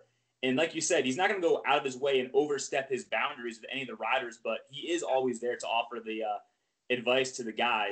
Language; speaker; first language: English; native; English